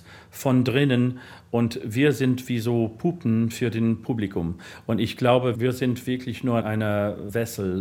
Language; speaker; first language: German; non-native, fluent; English